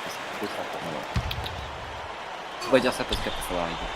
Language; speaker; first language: French; native; French